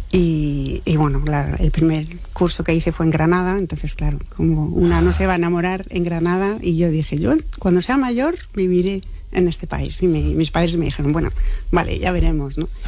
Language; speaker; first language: Spanish; non-native, fluent; French